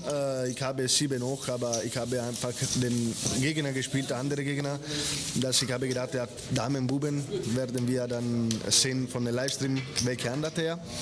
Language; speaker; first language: German; non-native, fluent; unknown